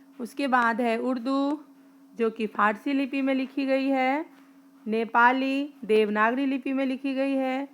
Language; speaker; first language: Hindi; native; Hindi